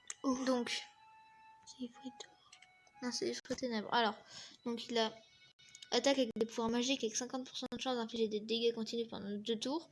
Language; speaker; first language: French; native; French